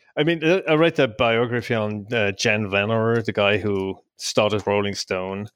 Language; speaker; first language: English; non-native, fluent; Swiss German